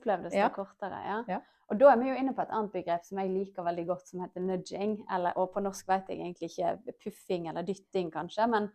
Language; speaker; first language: Norwegian; native; Norwegian